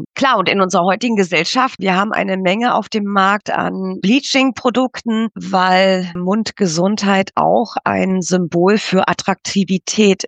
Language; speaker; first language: German; native; German